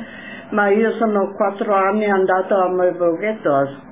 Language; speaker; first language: Italian; non-native, local second language; German